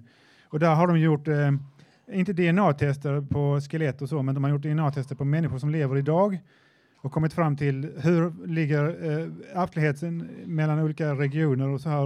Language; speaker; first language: Swedish; native; Swedish